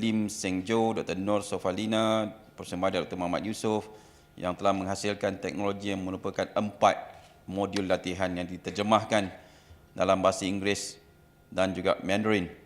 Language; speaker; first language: Malay; native; Malay